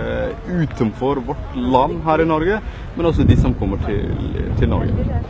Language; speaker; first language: Norwegian; non-native, fluent; Somali